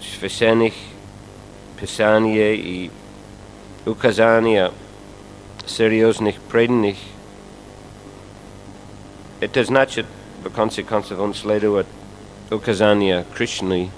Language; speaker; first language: Russian; non-native, fluent; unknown